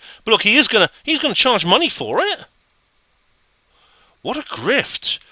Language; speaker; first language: English; native; English